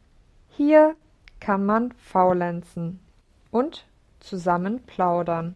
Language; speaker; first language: German; non-native, learner; English